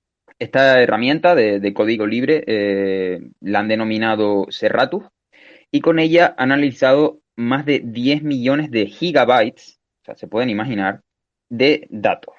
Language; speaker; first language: Spanish; native; Spanish